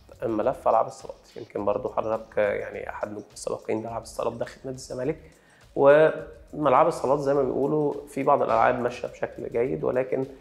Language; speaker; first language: Arabic; native; Arabic